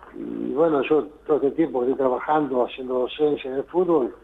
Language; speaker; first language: Spanish; native; Spanish